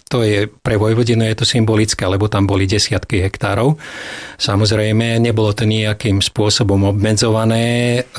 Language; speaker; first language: Slovak; early bilingual, heritage; Slovak